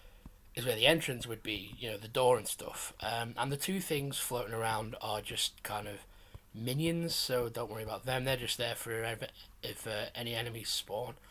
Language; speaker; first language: English; native; English